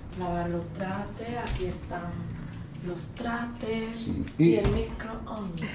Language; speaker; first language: Spanish; native; Spanish